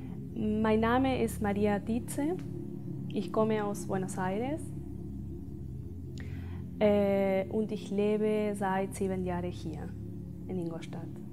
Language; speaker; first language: German; non-native, fluent; Spanish